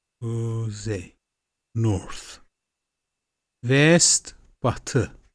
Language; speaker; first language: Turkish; non-native, fluent; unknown